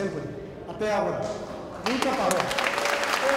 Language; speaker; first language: Portuguese; non-native, learner; Korean